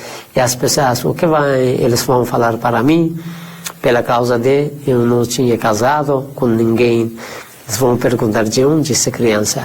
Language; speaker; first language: Portuguese; non-native, fluent; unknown